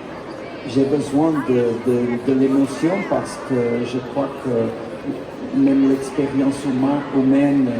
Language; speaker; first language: French; non-native, fluent; Portuguese